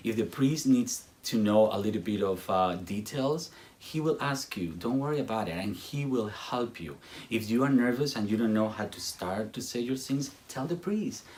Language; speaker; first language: English; non-native, fluent; Spanish